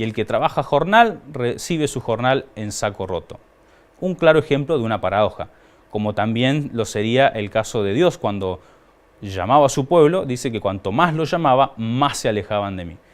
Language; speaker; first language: Spanish; native; Spanish